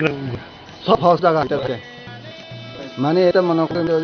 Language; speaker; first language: Bangla; non-native, local second language; Kok Borok